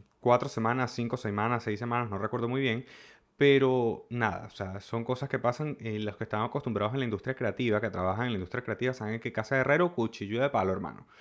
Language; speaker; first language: Spanish; native; Spanish